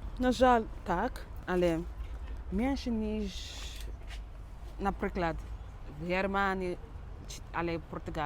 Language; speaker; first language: Ukrainian; non-native, learner; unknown